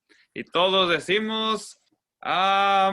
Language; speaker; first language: Spanish; non-native, fluent; English